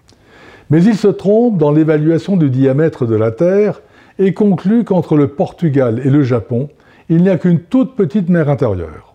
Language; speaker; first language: French; native; French